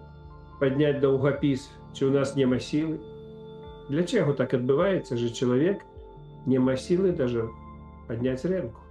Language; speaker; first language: Polish; non-native, fluent; Ukrainian